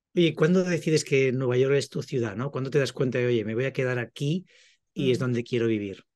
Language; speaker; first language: Spanish; native; Spanish